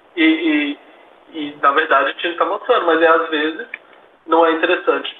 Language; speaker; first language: Portuguese; native; Portuguese